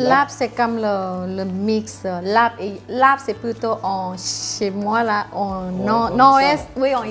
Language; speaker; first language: French; non-native, learner; Thai